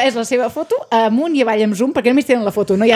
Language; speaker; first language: Catalan; native; Catalan